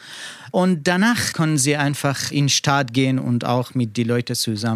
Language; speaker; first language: German; non-native, learner; Persian